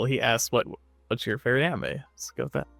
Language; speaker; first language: English; native; English